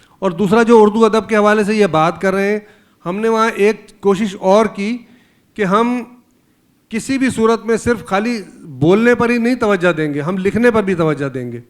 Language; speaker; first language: Urdu; native; Urdu